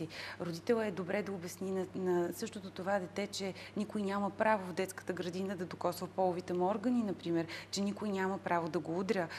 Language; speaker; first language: Bulgarian; native; Bulgarian